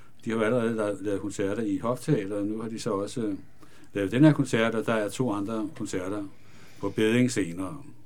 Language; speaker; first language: Danish; native; Danish